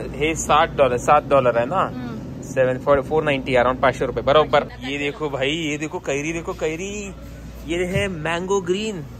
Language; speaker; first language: Hindi; non-native, local second language; Marathi